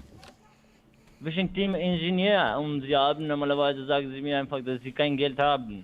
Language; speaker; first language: German; non-native, fluent; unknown